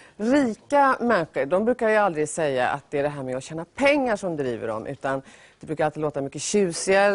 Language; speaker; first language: Swedish; native; Swedish